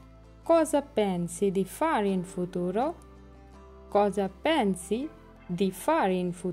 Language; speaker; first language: Italian; non-native, learner; Bangla